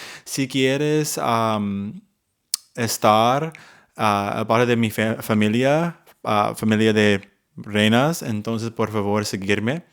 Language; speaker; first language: Spanish; non-native, learner; English